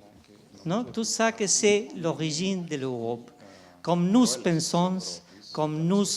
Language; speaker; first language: French; non-native, fluent; Spanish